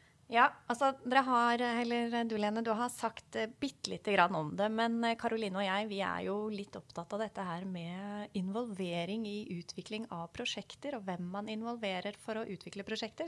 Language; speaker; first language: Norwegian; native; Norwegian